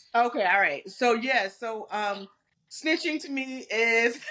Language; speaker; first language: English; native; English